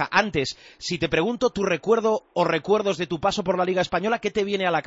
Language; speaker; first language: Spanish; native; Spanish